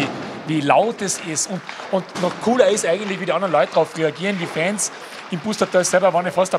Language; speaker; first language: German; native; German